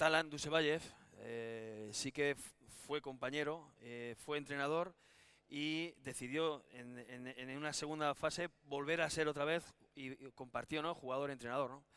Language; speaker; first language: Spanish; native; Spanish